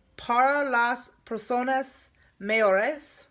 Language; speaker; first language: Spanish; non-native, learner; English